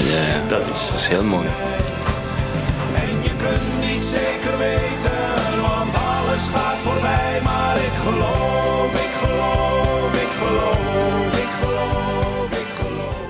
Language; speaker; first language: Dutch; non-native, learner; Arabic